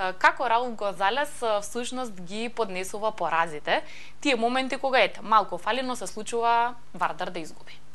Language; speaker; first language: Macedonian; native; Macedonian